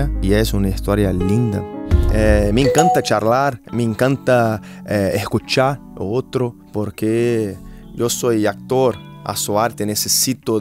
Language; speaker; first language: Spanish; non-native, fluent; Portuguese